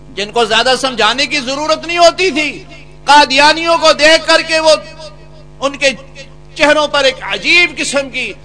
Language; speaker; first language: Urdu; non-native, local second language; Punjabi